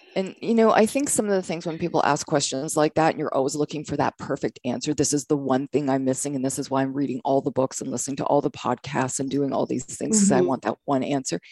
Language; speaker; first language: English; native; English